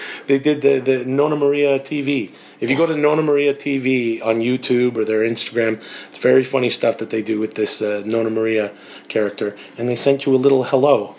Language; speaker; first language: English; native; English